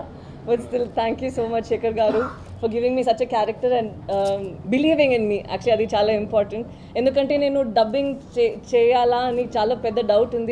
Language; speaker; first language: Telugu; non-native, local second language; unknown